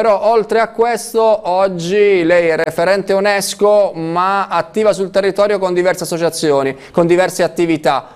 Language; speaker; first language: Italian; native; Italian